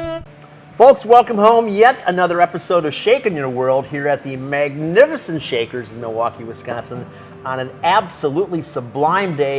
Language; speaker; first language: English; native; English